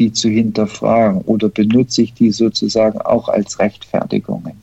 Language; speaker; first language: German; early bilingual, heritage; German